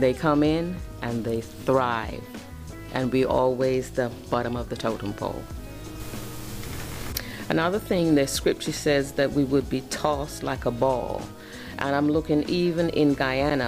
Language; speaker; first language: English; native; English